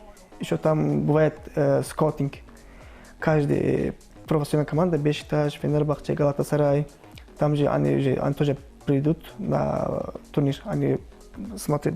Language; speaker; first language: Russian; non-native, learner; Turkish